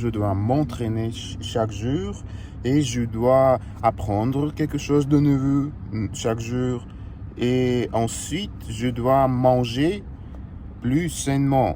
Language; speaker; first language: French; non-native, learner; Russian